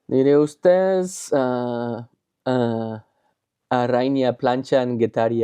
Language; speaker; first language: Basque; non-native, learner; English